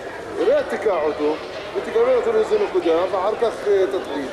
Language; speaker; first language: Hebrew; non-native, local second language; Arabic